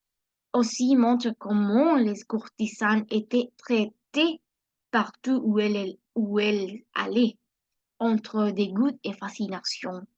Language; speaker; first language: French; non-native, learner; Spanish